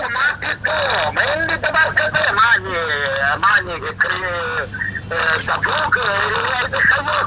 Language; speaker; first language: Hebrew; non-native, learner; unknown